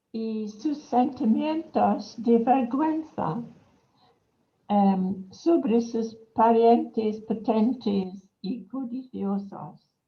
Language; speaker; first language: Spanish; non-native, fluent; English